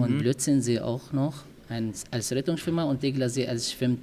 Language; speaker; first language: German; non-native, learner; Arabic